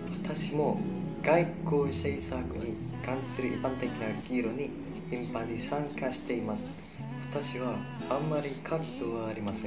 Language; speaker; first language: Japanese; non-native, learner; Indonesian